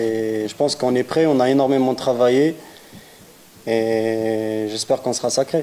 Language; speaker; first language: French; native; French